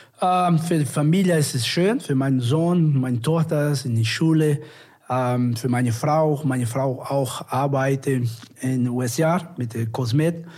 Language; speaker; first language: German; non-native, learner; Portuguese